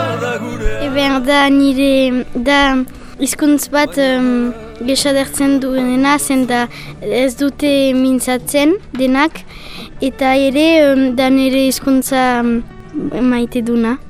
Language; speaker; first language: Basque; non-native, local second language; French